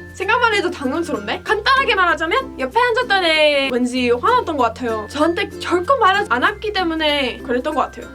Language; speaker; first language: Korean; non-native, fluent; English